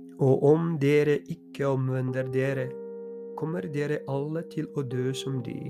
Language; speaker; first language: Norwegian; non-native, fluent; Polish